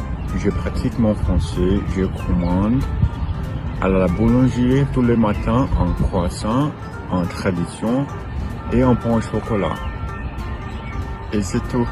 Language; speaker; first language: French; non-native, learner; Portuguese